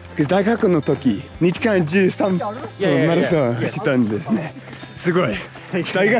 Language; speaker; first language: Japanese; non-native, learner; English